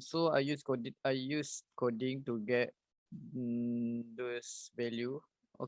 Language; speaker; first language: English; non-native, learner; Malay